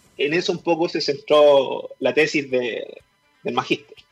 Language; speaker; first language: Spanish; native; Spanish